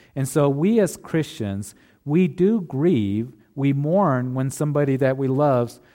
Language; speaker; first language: English; native; English